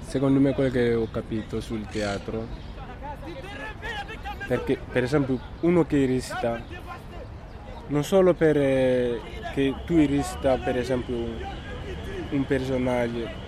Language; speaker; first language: Italian; non-native, learner; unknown